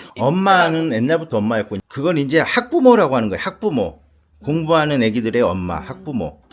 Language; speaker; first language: Korean; native; Korean